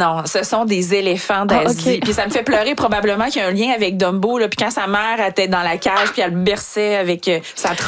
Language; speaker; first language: French; native; French